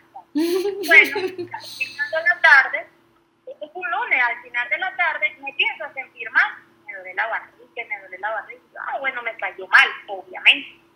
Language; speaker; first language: Spanish; native; Spanish